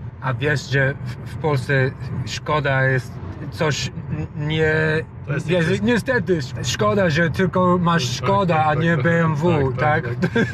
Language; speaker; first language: Polish; non-native, learner; English